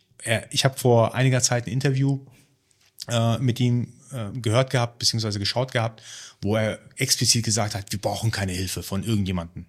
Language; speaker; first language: German; early bilingual, other home language; Persian